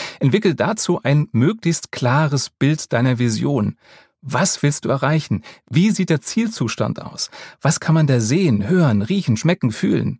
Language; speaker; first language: German; native; German